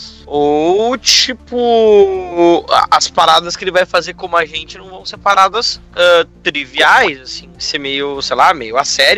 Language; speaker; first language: Portuguese; native; Portuguese